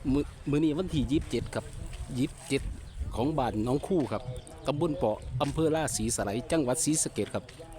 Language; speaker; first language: Thai; native; Thai